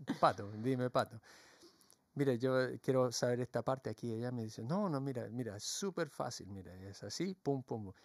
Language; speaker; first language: Spanish; early bilingual, heritage; Spanish